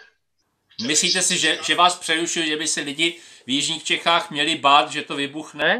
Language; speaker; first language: Czech; native; Czech